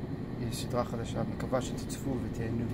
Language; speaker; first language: Hebrew; non-native, fluent; Japanese